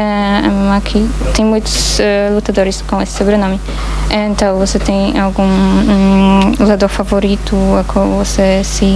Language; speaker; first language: Portuguese; non-native, fluent; Polish